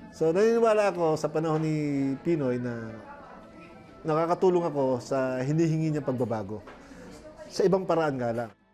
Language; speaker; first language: Filipino; native; Filipino